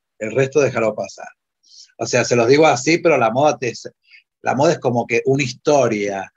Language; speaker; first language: Spanish; non-native, fluent; Italian